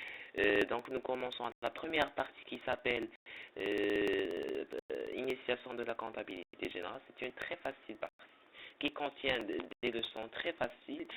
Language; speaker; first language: French; non-native, local second language; Arabic